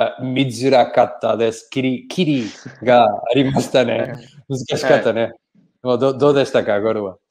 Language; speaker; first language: Japanese; non-native, learner; Portuguese